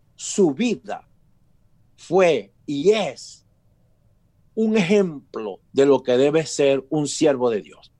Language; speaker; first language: Spanish; native; Spanish